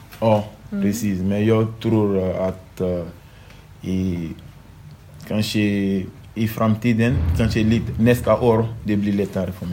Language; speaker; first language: Swedish; non-native, learner; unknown